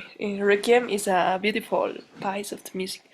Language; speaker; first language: English; non-native, learner; Spanish